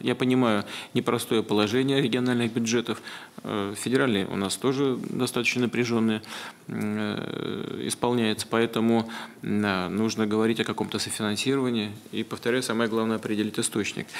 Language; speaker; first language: Russian; native; Russian